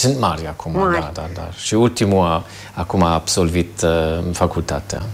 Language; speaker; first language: Romanian; non-native, fluent; German